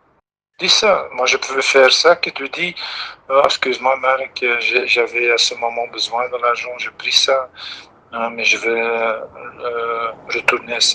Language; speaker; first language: French; non-native, local second language; Dutch